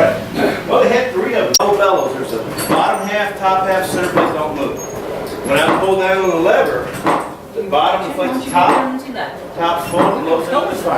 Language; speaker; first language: English; native; English